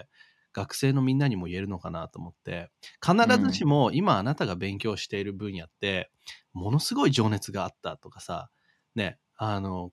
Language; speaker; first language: Japanese; native; Japanese